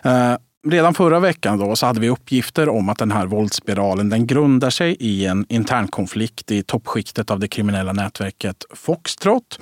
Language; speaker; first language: Swedish; native; Swedish